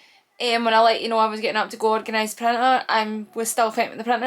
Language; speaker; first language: English; native; English